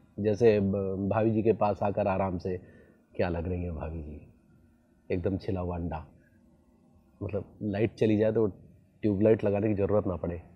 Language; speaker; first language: Hindi; native; Hindi